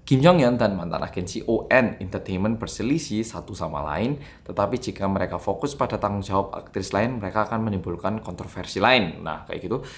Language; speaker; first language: Indonesian; non-native, fluent; Korean